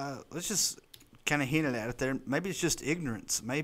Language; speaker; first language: English; native; English